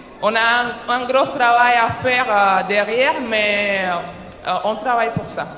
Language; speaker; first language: French; non-native, fluent; Spanish